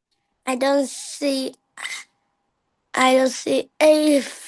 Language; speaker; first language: English; non-native, learner; Vietnamese